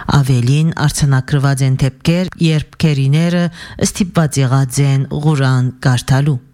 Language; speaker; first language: Armenian; early bilingual, heritage; Armenian